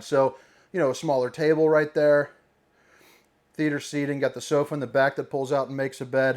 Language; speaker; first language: English; native; English